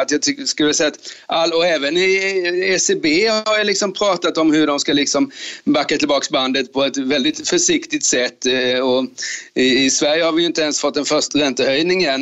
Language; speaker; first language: Swedish; native; Swedish